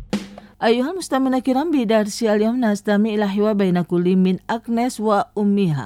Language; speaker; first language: Arabic; non-native, fluent; Indonesian